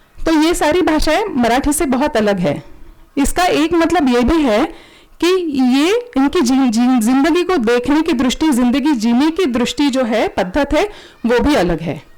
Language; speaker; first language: Hindi; non-native, local second language; Marathi